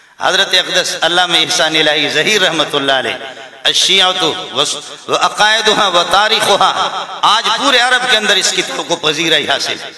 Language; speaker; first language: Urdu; non-native, local second language; Baluchi